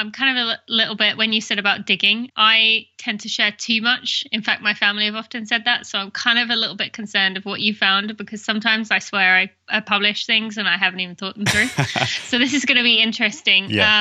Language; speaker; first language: English; native; English